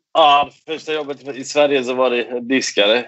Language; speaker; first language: Swedish; non-native, fluent; Persian